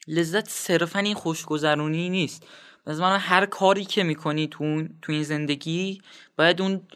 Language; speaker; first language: Persian; non-native, local second language; Azerbaijani